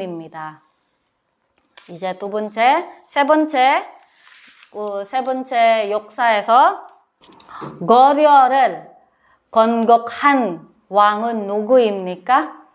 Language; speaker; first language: Korean; non-native, fluent; Filipino